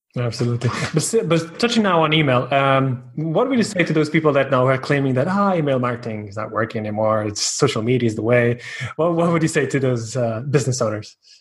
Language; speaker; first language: English; non-native, fluent; Portuguese